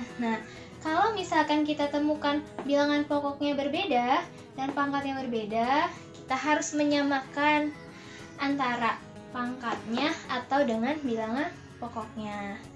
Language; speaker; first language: Indonesian; native; Indonesian